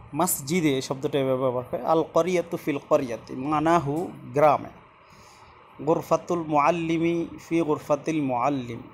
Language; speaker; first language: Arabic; non-native, fluent; Bangla